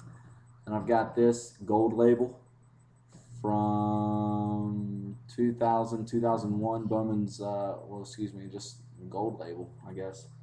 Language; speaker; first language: English; native; English